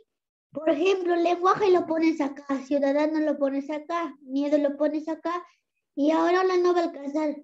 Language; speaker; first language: Spanish; native; Spanish